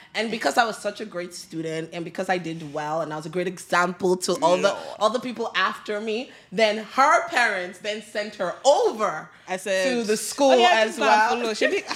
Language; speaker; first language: English; non-native, local second language; Yoruba